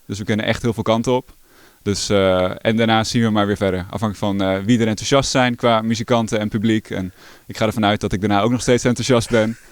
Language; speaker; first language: Dutch; native; Dutch